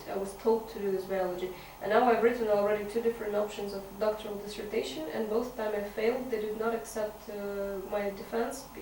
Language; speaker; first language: English; non-native, fluent; Russian